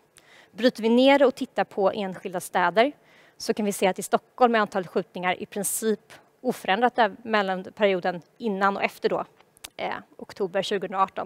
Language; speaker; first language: Swedish; native; Swedish